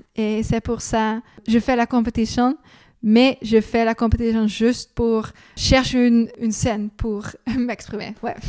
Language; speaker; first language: French; non-native, learner; Dutch